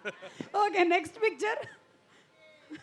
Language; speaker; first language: Telugu; native; Telugu